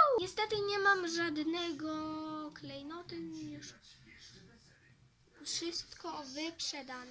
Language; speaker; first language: Polish; early bilingual, heritage; Polish